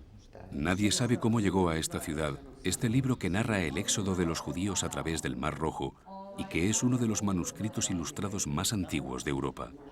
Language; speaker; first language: Spanish; native; Spanish